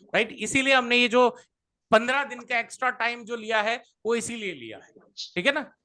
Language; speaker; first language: Hindi; native; Hindi